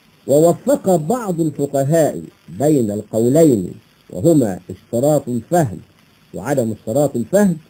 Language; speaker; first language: Arabic; native; Arabic